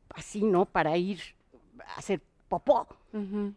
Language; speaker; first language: Spanish; non-native, fluent; Hebrew